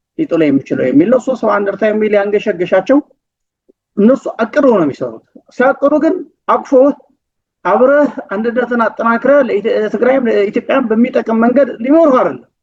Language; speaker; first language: Amharic; non-native, local second language; Tigrinya